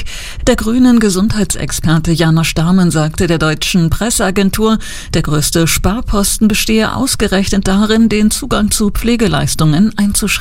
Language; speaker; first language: German; native; German